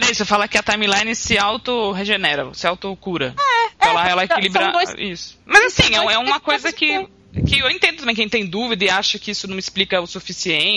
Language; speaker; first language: Portuguese; native; Portuguese